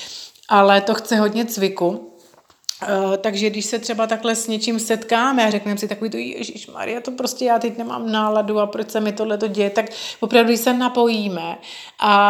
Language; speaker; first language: Czech; native; Czech